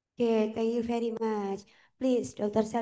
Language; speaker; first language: English; non-native, fluent; Indonesian